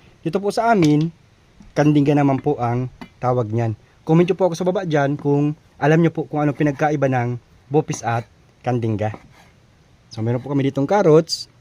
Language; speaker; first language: Filipino; non-native, local second language; Bikol